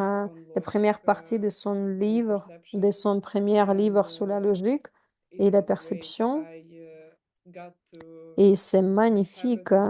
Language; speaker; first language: French; non-native, fluent; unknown